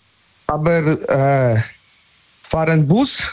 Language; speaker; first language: German; non-native, learner; Polish